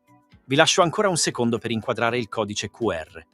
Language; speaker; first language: Italian; native; Italian